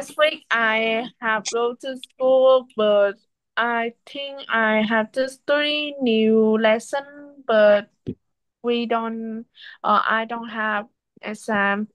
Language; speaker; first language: English; non-native, learner; Vietnamese